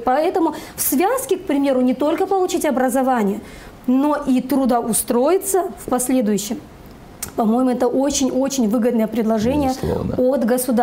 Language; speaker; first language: Russian; native; Russian